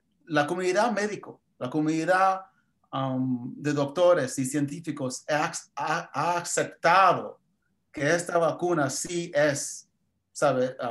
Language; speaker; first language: Spanish; early bilingual, heritage; English